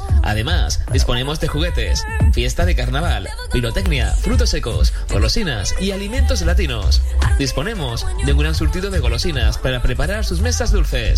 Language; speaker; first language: Spanish; native; Spanish